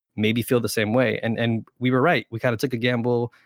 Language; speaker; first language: English; early bilingual, other home language; Spanish